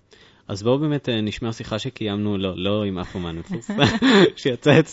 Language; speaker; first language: Hebrew; native; Hebrew